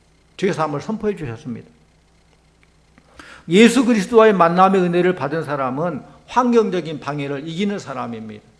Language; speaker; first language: Korean; native; Korean